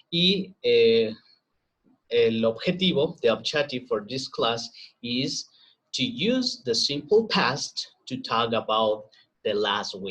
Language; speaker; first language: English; non-native, fluent; Spanish